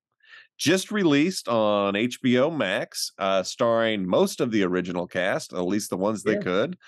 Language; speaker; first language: English; native; English